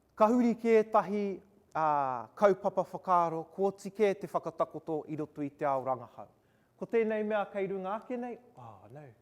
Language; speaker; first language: Māori; non-native, local second language; English